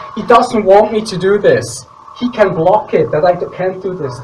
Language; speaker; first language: English; non-native, fluent; Swiss German